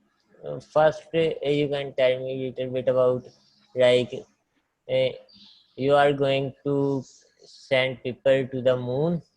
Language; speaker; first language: English; non-native, learner; Punjabi